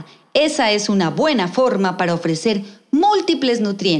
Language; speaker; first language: Spanish; native; Spanish